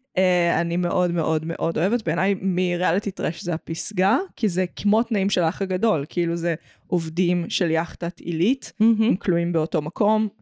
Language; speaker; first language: Hebrew; native; Hebrew